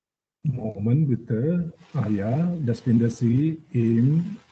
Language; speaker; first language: German; non-native, learner; Indonesian